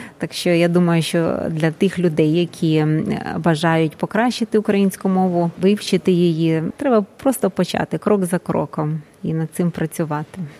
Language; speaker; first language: Ukrainian; native; Ukrainian